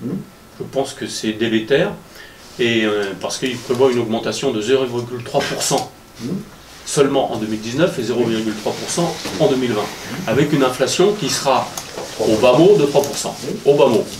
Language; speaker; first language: French; native; French